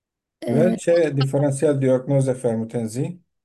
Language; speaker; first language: German; non-native, fluent; Turkish